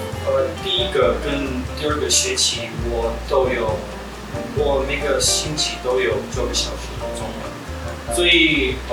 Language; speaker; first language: Chinese; non-native, fluent; Russian